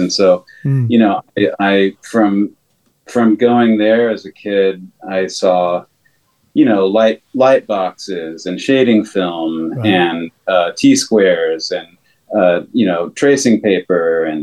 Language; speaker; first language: English; native; English